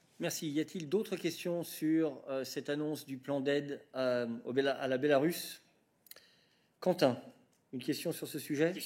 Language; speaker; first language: French; native; French